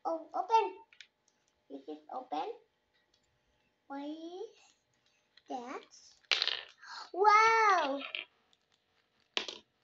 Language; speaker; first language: English; non-native, learner; Indonesian